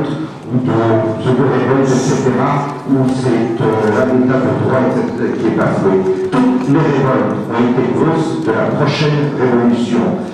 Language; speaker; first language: French; native; French